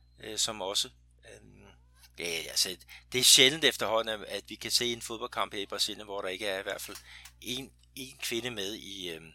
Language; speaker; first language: Danish; native; Danish